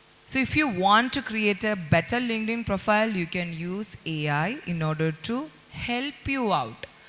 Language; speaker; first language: English; non-native, local second language; Malayalam